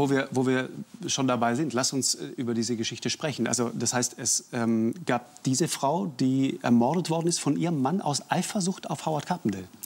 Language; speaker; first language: German; native; German